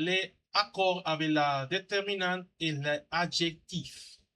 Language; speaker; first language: French; non-native, learner; Spanish